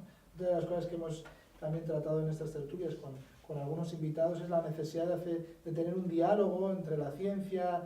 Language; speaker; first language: Spanish; native; Spanish